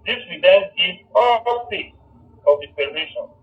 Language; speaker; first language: English; non-native, local second language; Yoruba